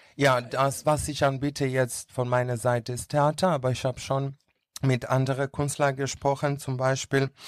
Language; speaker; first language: German; non-native, learner; Greek